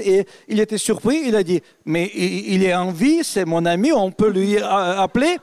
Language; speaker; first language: French; non-native, fluent; Russian